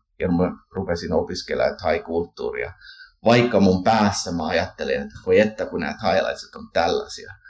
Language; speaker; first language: Finnish; early bilingual, heritage; Finnish